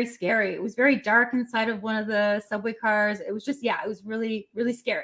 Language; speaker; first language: English; native; English